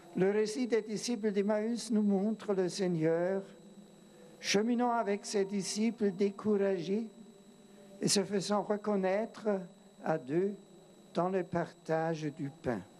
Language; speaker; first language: French; non-native, fluent; German